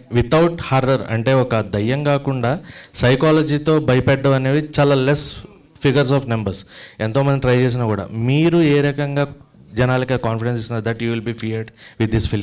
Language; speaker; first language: Telugu; native; Telugu